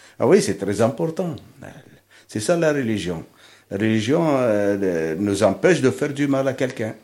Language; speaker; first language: French; non-native, local second language; Arabic